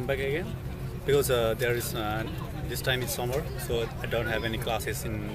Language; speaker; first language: English; non-native, learner; Nepali